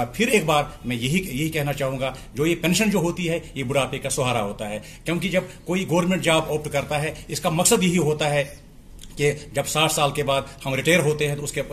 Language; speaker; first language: Urdu; non-native, local second language; Kashmiri